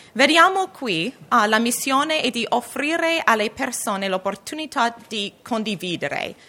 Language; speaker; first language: Italian; non-native, learner; English